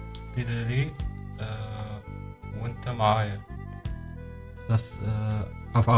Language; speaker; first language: German; non-native, learner; Arabic